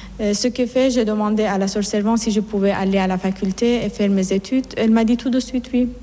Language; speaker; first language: French; non-native, fluent; Persian